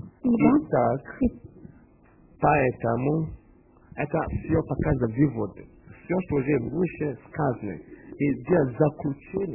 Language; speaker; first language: Russian; non-native, fluent; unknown